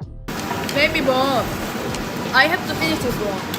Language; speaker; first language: English; non-native, learner; Japanese